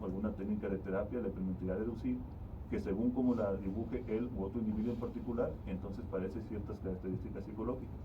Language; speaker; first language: Spanish; native; Spanish